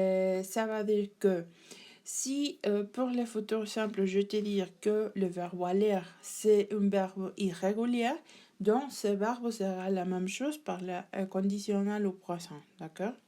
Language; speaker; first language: French; non-native, learner; Spanish